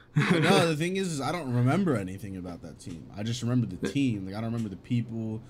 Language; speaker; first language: English; early bilingual, other home language; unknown